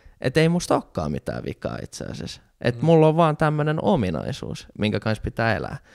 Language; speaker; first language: Finnish; native; Finnish